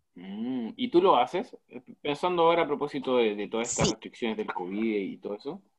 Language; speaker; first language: Spanish; native; Spanish